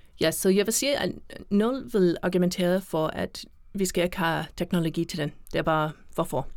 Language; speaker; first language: Danish; non-native, fluent; English